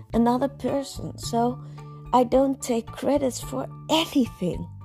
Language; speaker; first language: English; non-native, learner; Dutch